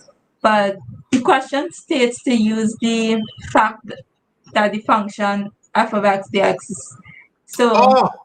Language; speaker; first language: English; native; English